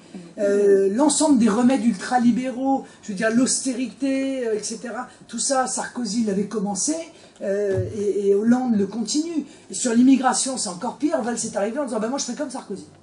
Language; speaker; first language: French; native; French